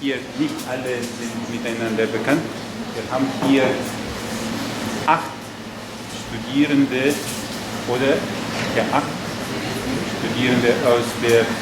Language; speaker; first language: German; non-native, fluent; Russian